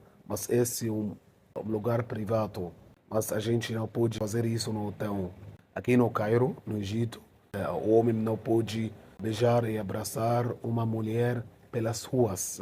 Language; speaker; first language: Portuguese; non-native, fluent; Arabic